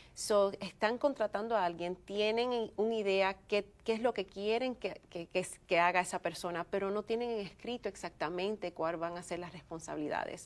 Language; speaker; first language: Spanish; early bilingual, heritage; Spanish